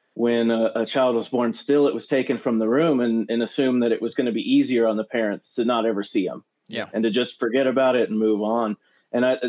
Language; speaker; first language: English; native; English